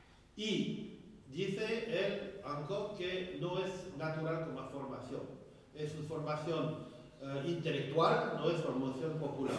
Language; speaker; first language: Spanish; non-native, fluent; French